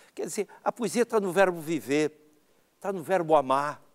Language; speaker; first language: Portuguese; native; Portuguese